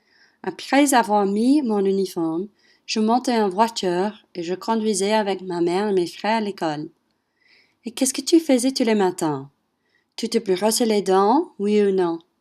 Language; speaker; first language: French; non-native, learner; English